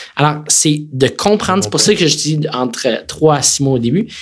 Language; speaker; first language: French; native; French